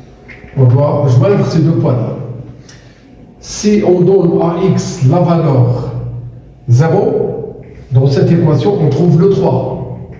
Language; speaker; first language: French; non-native, local second language; Arabic